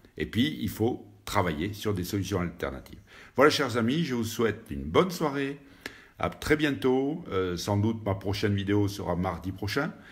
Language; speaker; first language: French; native; French